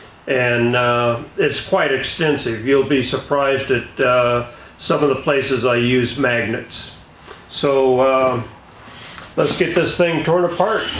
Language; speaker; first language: English; native; English